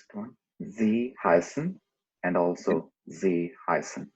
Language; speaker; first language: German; non-native, learner; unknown